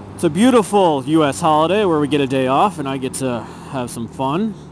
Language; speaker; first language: English; native; English